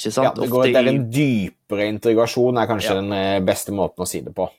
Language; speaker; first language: Norwegian; native; Norwegian